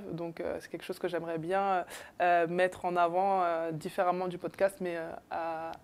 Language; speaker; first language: French; native; French